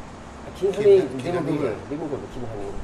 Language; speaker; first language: Welsh; non-native, learner; Japanese